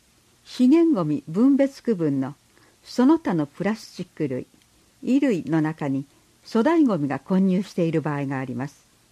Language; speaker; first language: Japanese; native; Japanese